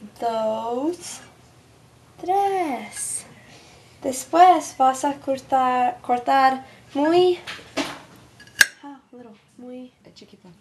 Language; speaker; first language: Spanish; non-native, learner; English